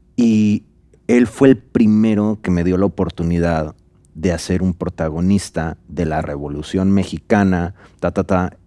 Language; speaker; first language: Spanish; native; Spanish